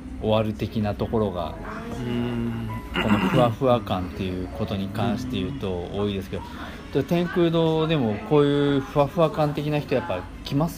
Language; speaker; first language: Japanese; native; Japanese